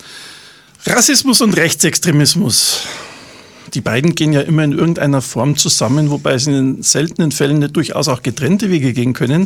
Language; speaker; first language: German; native; German